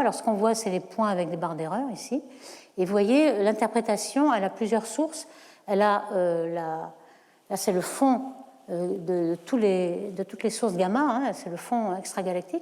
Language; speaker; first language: French; native; French